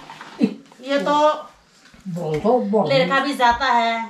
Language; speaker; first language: Hindi; non-native, local second language; Chakma